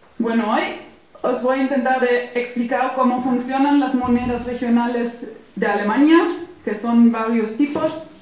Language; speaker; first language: Spanish; non-native, fluent; German